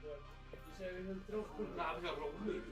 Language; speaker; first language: Icelandic; native; Icelandic